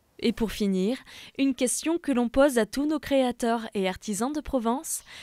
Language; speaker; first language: French; native; French